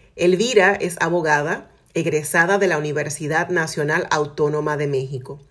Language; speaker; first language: Spanish; native; Spanish